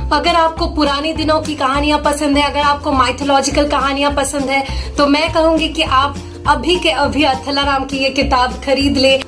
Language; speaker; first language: Hindi; non-native, local second language; Bangla